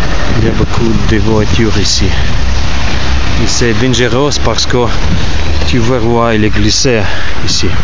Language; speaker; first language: French; non-native, learner; Ukrainian